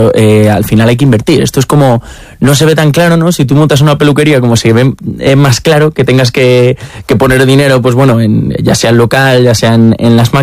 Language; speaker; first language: Spanish; native; Spanish